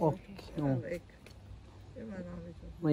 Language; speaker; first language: German; non-native, learner; Filipino